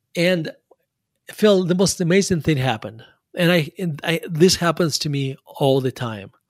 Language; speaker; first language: English; non-native, fluent; Russian